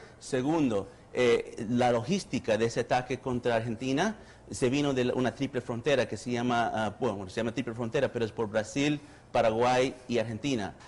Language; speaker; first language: Spanish; early bilingual, heritage; Spanish